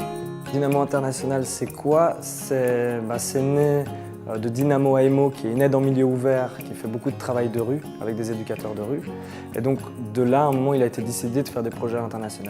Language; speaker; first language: French; native; French